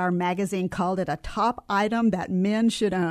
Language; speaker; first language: English; native; English